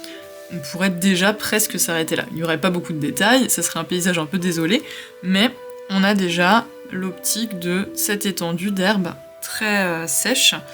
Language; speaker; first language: French; native; French